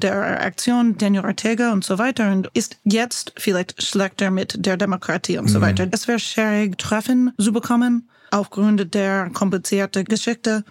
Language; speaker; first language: German; non-native, learner; English